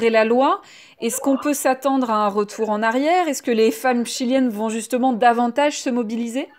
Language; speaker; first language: French; native; French